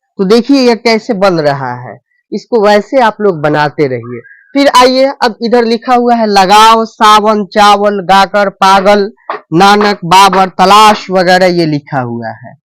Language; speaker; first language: Hindi; native; Hindi